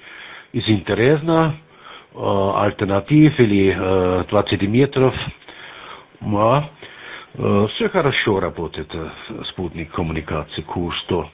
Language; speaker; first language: Russian; non-native, learner; German